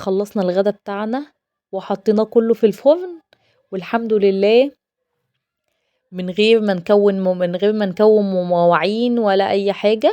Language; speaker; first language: Arabic; native; Arabic